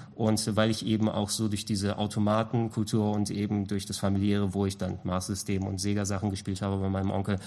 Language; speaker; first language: German; non-native, local second language; Greek